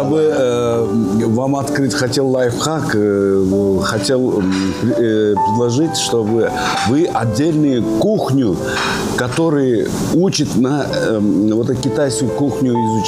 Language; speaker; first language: Russian; non-native, learner; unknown